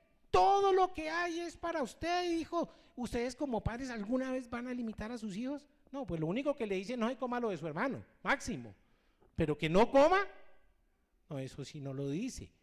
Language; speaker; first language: Spanish; native; Spanish